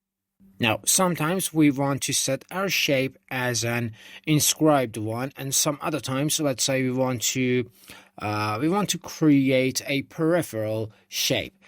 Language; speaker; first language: English; non-native, fluent; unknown